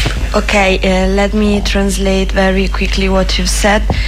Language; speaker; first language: English; non-native, fluent; Italian